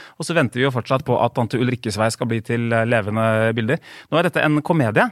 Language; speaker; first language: Norwegian; native; Norwegian